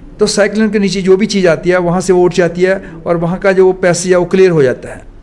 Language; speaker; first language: Hindi; non-native, local second language; Punjabi